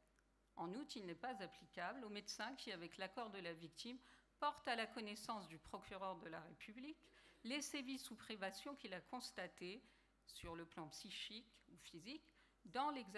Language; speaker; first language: French; native; French